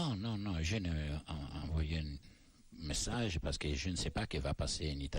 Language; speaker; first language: French; non-native, learner; Italian